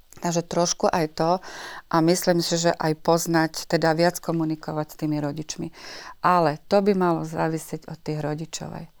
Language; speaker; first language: Slovak; native; Slovak